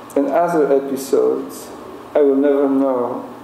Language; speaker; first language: English; non-native, fluent; Polish